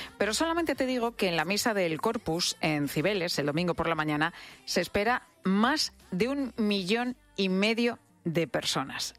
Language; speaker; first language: Spanish; native; Spanish